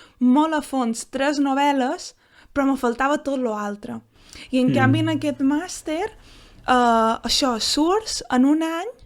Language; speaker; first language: Catalan; native; Catalan